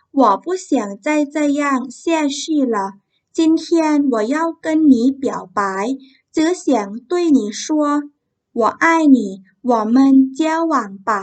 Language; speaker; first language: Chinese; non-native, fluent; Thai